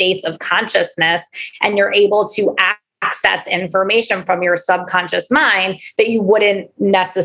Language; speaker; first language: English; native; English